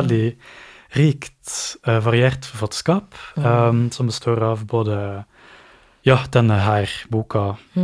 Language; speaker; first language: Norwegian; native; Norwegian